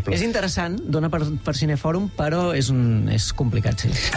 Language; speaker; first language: Catalan; native; Catalan